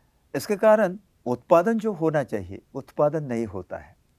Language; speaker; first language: Hindi; native; Hindi